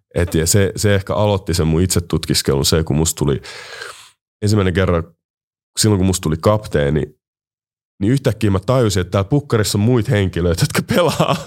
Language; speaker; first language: Finnish; native; Finnish